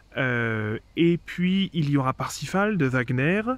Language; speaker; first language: French; native; French